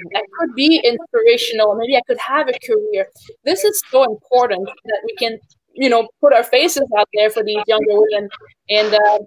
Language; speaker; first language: English; native; English